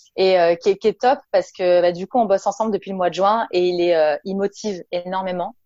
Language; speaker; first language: French; native; French